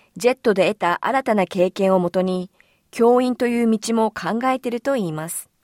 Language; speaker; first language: Japanese; native; Japanese